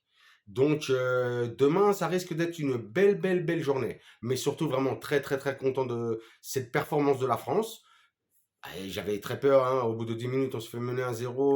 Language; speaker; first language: French; native; French